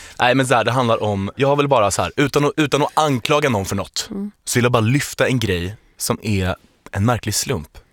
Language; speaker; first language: Swedish; native; Swedish